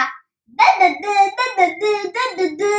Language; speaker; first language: Russian; early bilingual, heritage; Russian